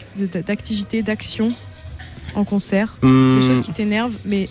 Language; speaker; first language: French; native; French